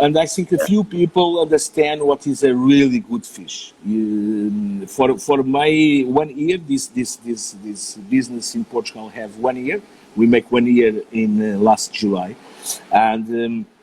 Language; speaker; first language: English; non-native, learner; Portuguese